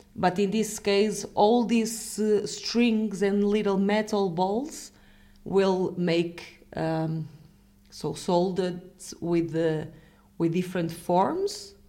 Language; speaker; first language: English; non-native, fluent; Portuguese